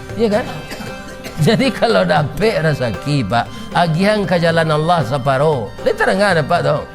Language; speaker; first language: Malay; non-native, local second language; Minangkabau